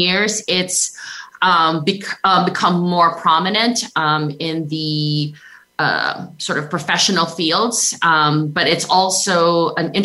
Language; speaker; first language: English; non-native, local second language; Filipino